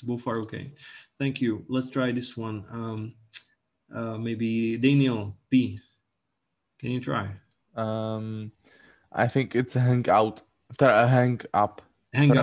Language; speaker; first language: English; non-native, local second language; Czech